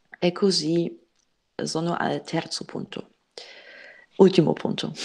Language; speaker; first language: Italian; non-native, fluent; German